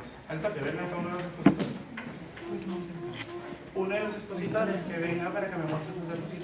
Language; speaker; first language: Spanish; native; Spanish